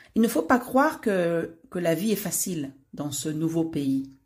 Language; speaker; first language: French; native; French